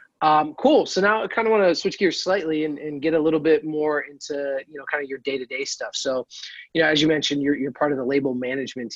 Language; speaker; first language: English; native; English